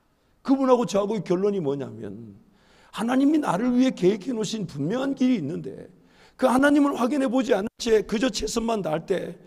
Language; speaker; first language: Korean; native; Korean